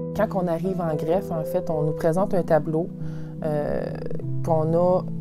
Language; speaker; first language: French; native; French